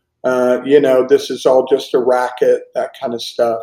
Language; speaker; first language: English; native; English